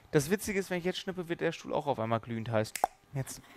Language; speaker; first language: German; native; German